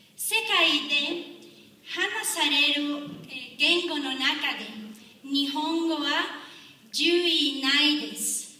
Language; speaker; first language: Japanese; non-native, learner; Spanish